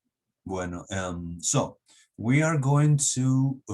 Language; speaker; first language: English; non-native, fluent; Spanish